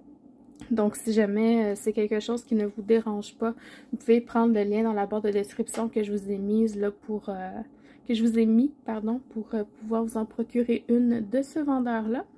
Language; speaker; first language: French; native; French